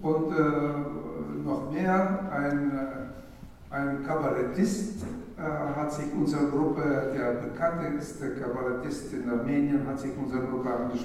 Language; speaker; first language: German; non-native, fluent; Russian